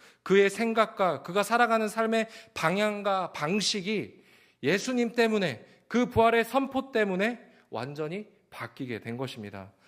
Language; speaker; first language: Korean; native; Korean